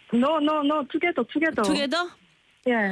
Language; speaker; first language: English; non-native, learner; Korean